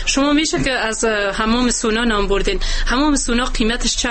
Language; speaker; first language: Persian; native; Persian